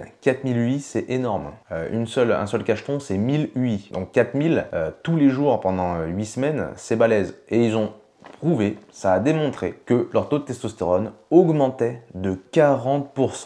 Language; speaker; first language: French; native; French